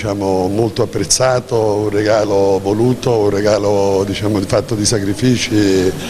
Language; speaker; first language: Italian; native; Italian